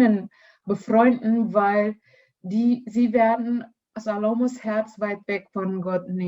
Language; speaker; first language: German; non-native, learner; Indonesian